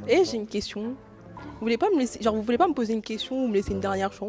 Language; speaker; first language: French; native; French